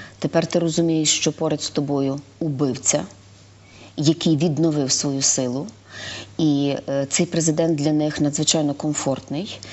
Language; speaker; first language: Ukrainian; native; Ukrainian